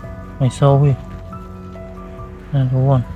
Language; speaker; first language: English; non-native, learner; Khmer